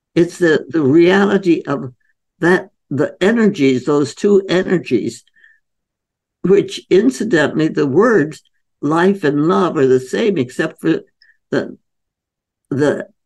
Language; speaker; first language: English; native; English